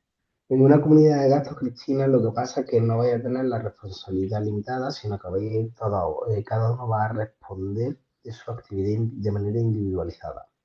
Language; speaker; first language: Spanish; native; Spanish